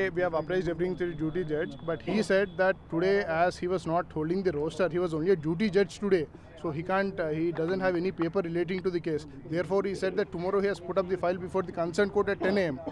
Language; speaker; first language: English; non-native, local second language; Telugu